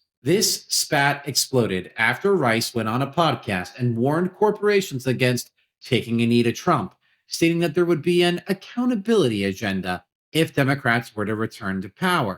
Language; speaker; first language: English; native; English